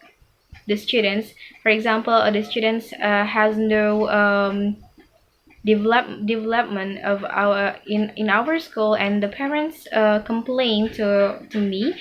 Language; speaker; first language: English; non-native, fluent; Indonesian